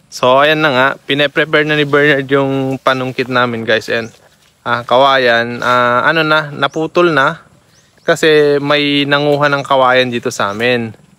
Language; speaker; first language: Filipino; non-native, local second language; Iloko